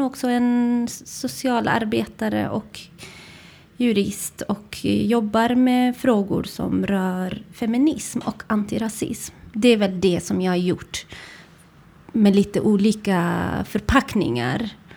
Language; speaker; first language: Swedish; non-native, fluent; Central Kurdish